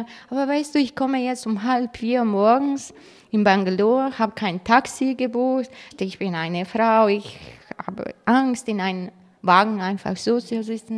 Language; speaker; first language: German; non-native, fluent; Croatian